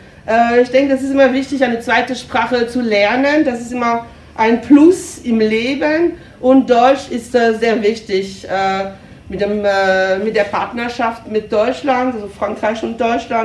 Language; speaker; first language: German; non-native, fluent; French